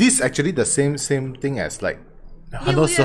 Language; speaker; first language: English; non-native, local second language; Chinese